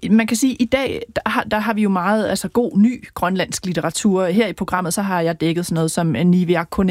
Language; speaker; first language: Danish; native; Danish